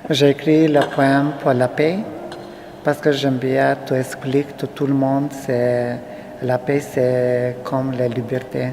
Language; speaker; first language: French; non-native, learner; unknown